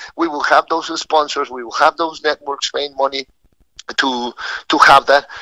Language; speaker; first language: English; non-native, fluent; Spanish